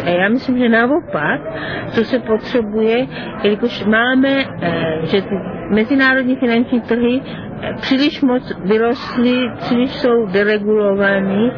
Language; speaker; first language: Czech; non-native, fluent; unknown